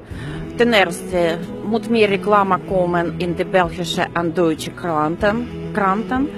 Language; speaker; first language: Dutch; non-native, learner; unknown